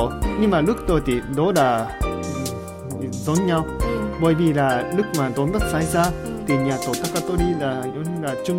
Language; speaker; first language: Vietnamese; non-native, learner; Japanese